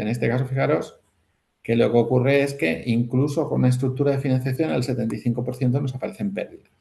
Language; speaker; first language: Spanish; native; Spanish